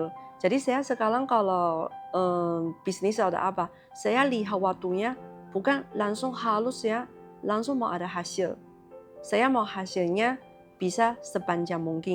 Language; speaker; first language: Indonesian; non-native, learner; Chinese